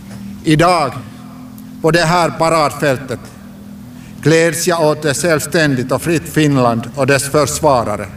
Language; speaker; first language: Swedish; non-native, local second language; Finnish